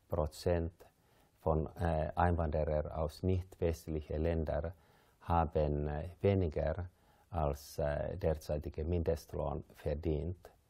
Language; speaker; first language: German; non-native, fluent; Finnish